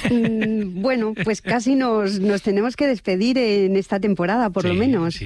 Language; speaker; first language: Spanish; native; Spanish